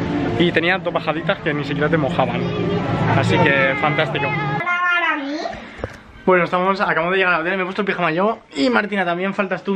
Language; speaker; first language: Spanish; native; Spanish